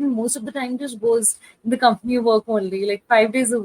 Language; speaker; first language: English; non-native, local second language; Hindi